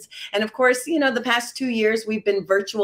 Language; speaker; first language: English; native; English